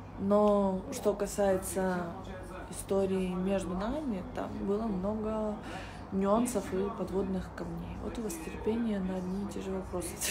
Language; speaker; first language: Russian; native; Russian